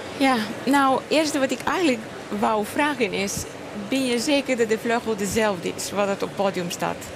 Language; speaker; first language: Dutch; non-native, fluent; Bulgarian